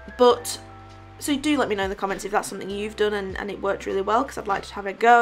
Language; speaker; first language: English; native; English